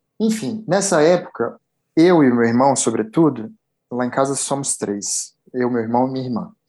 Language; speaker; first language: Portuguese; native; Portuguese